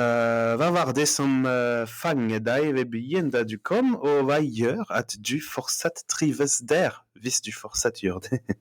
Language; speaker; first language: Norwegian; non-native, fluent; French